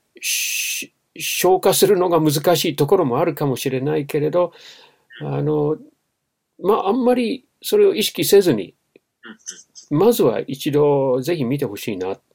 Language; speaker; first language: Japanese; non-native, fluent; English